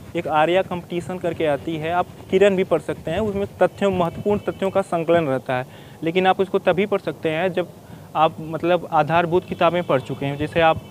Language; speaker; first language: Hindi; native; Hindi